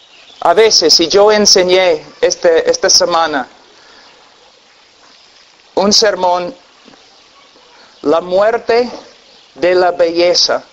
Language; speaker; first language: Spanish; non-native, fluent; English